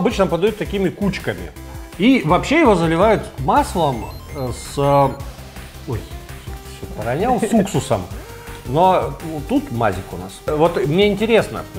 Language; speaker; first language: Russian; native; Russian